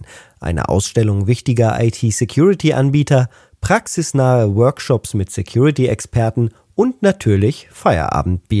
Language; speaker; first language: German; native; German